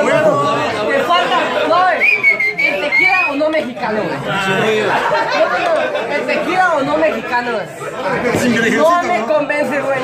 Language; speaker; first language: Spanish; native; Spanish